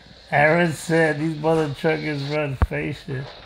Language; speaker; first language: English; early bilingual, other home language; Spanish